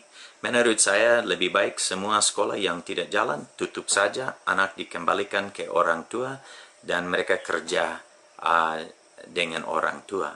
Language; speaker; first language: Indonesian; non-native, fluent; English